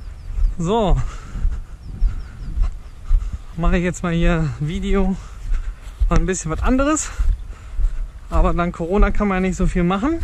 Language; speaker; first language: German; native; German